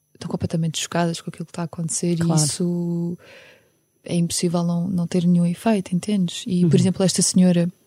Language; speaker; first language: Portuguese; early bilingual, other home language; Ukrainian